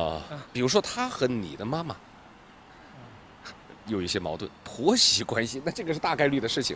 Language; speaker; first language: Chinese; native; Chinese